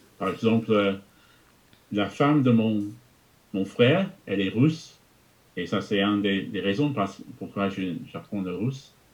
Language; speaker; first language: French; non-native, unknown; English